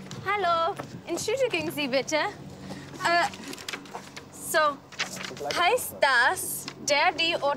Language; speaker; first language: German; non-native, learner; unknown